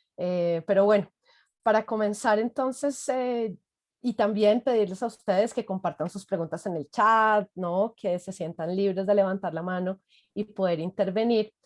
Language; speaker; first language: Spanish; native; Spanish